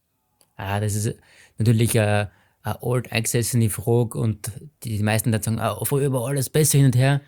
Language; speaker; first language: German; native; German